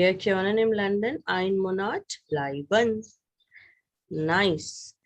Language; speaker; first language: German; non-native, fluent; Hindi